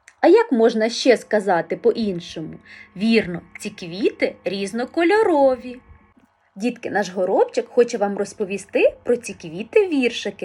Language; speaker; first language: Ukrainian; native; Ukrainian